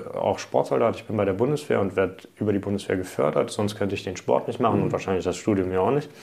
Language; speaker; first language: German; early bilingual, other home language; Hungarian